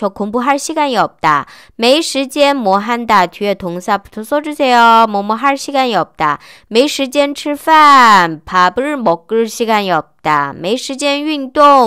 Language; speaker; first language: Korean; non-native, fluent; Chinese